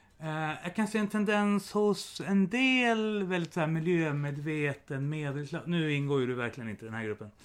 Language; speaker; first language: Swedish; native; Swedish